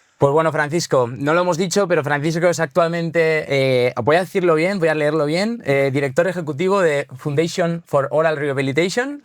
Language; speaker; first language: Spanish; native; Spanish